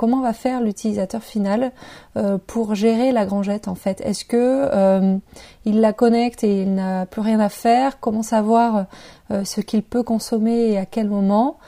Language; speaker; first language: French; native; French